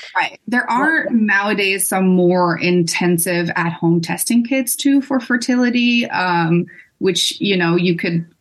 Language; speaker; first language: English; non-native, fluent; Dutch